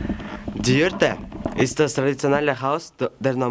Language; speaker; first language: German; non-native, learner; Kyrgyz